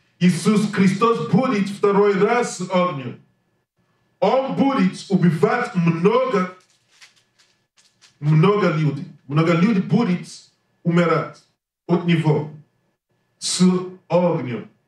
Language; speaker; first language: Russian; non-native, learner; English